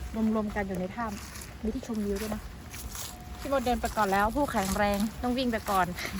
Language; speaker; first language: Thai; native; Thai